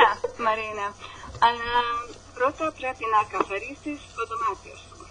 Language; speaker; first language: Greek; non-native, learner; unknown